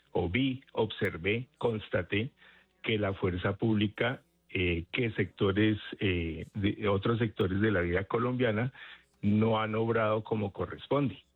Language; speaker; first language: Spanish; native; Spanish